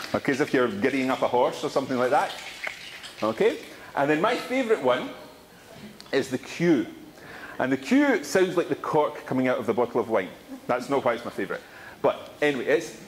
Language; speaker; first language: English; native; English